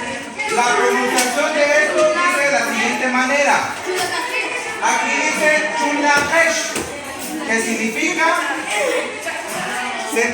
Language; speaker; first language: Spanish; non-native, local second language; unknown